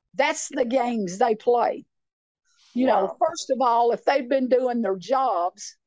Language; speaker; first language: English; native; English